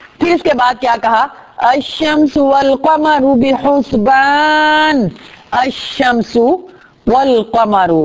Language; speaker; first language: Urdu; native; Urdu